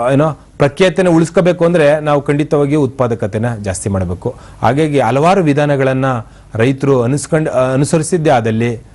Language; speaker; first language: Kannada; native; Kannada